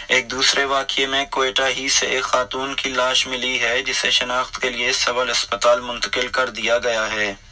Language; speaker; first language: Urdu; non-native, local second language; Baluchi